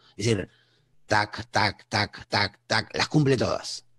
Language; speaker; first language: Spanish; native; Spanish